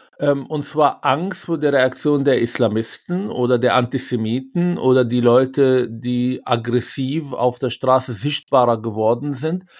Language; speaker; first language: German; non-native, fluent; Arabic